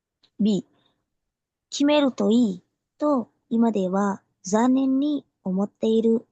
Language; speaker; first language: Japanese; non-native, learner; Indonesian